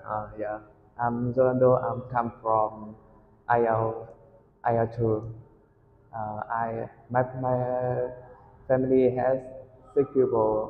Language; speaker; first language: English; non-native, learner; Vietnamese